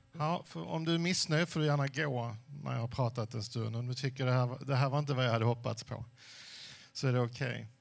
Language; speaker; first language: Swedish; early bilingual, other home language; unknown